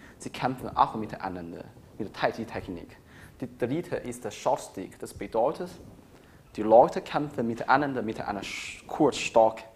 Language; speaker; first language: German; non-native, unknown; Chinese